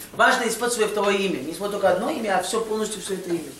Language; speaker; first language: Russian; early bilingual, heritage; Russian